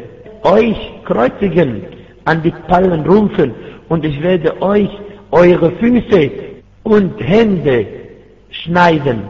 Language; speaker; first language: German; non-native, fluent; Arabic